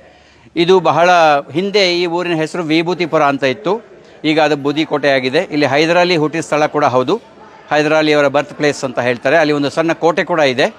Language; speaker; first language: Kannada; native; Kannada